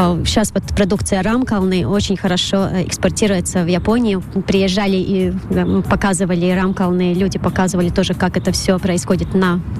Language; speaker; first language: Russian; non-native, local second language; Latvian